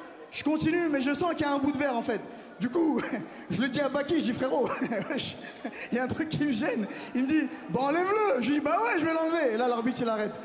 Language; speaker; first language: French; native; French